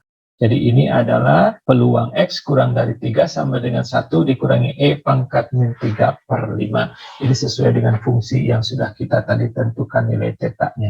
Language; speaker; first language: Indonesian; native; Indonesian